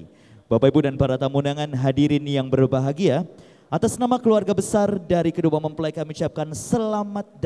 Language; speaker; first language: Indonesian; native; Indonesian